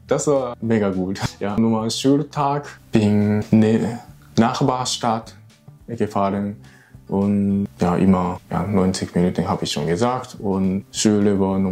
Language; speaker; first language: German; non-native, learner; Japanese